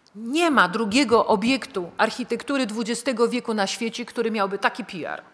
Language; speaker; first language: Polish; native; Polish